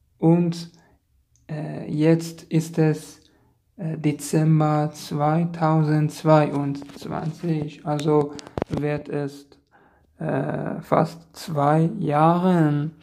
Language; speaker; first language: German; non-native, learner; Persian